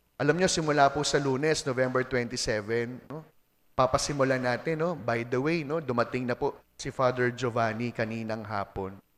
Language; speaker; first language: Filipino; native; Filipino